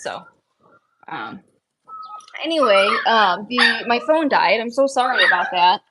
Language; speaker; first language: English; native; English